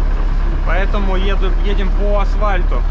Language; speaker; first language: Russian; native; Russian